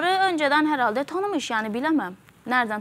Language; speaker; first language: Turkish; native; Turkish